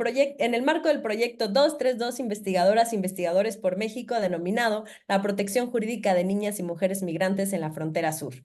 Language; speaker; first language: Spanish; native; Spanish